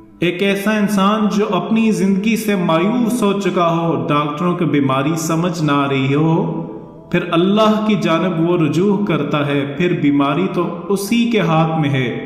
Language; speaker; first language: Urdu; non-native, local second language; Northern Hindko